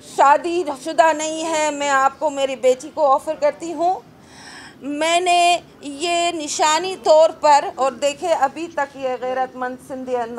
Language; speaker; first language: Urdu; non-native, fluent; Arabic